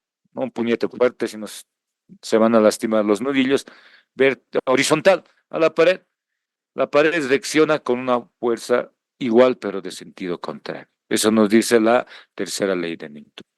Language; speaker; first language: Spanish; native; Spanish